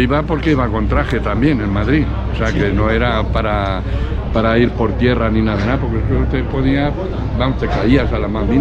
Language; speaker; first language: Spanish; native; Spanish